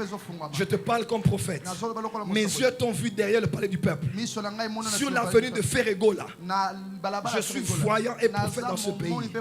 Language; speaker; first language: French; non-native, local second language; Lingala